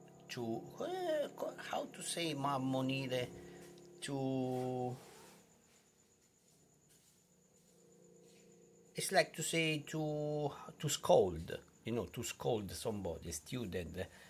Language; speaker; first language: English; non-native, fluent; Italian